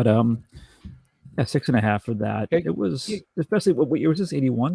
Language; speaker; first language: English; native; English